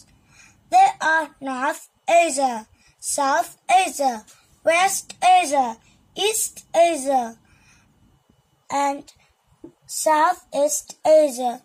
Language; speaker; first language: English; non-native, learner; Vietnamese